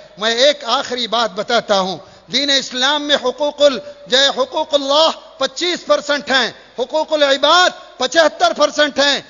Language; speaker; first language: Urdu; native; Urdu